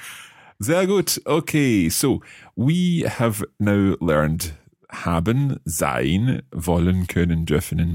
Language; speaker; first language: German; non-native, learner; English